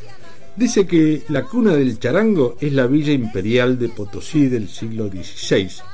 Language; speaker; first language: Spanish; native; Spanish